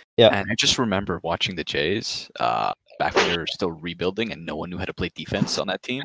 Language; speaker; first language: English; native; English